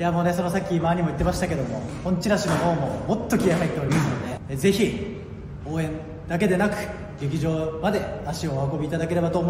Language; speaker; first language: Japanese; native; Japanese